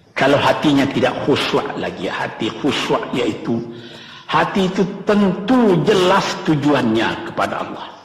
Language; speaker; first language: Indonesian; non-native, local second language; Minangkabau